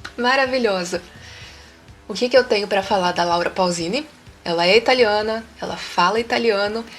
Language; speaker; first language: Portuguese; native; Portuguese